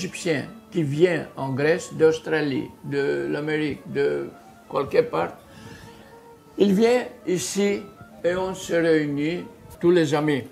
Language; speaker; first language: French; non-native, fluent; Greek